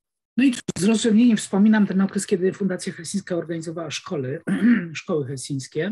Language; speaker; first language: Polish; native; Polish